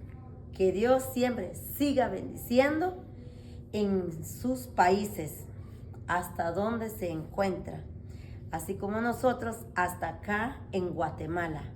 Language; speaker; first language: Spanish; non-native, local second language; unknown